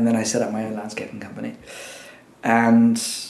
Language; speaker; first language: English; native; English